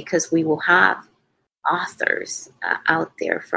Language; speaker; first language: English; non-native, fluent; Spanish